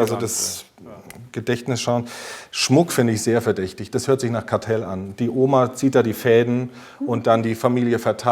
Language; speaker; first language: German; native; German